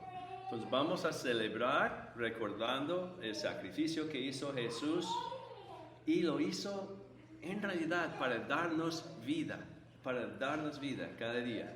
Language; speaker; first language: Spanish; non-native, fluent; English